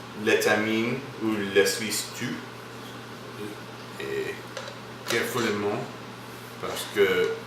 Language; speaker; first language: French; non-native, learner; English